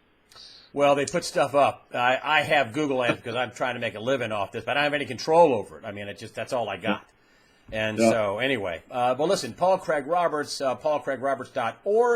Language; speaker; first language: English; native; English